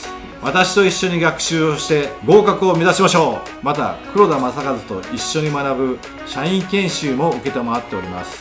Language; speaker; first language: Japanese; native; Japanese